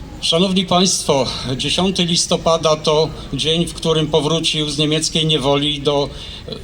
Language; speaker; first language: Polish; native; Polish